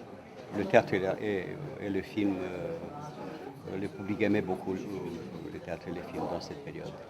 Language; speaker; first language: French; non-native, fluent; Romanian